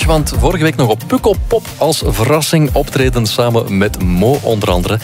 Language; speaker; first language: Dutch; native; Dutch